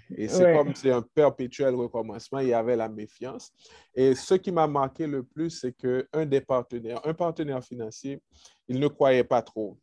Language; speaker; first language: French; native; French